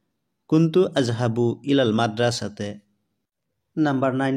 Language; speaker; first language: Arabic; non-native, fluent; Assamese